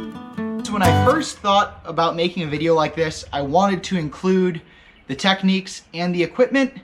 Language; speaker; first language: English; native; English